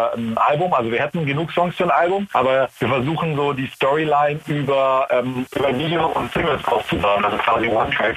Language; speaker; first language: German; native; German